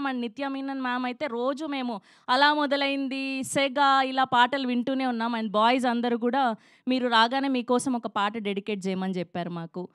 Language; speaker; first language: Telugu; native; Telugu